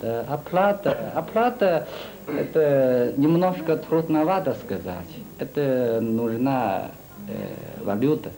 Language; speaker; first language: Russian; non-native, learner; Chinese